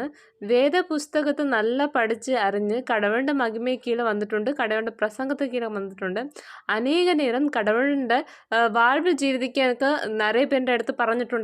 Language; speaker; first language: Malayalam; non-native, learner; Tamil